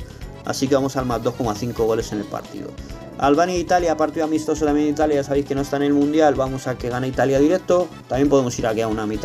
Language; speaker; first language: Spanish; native; Spanish